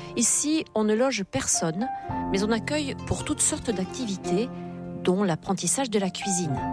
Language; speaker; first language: French; native; French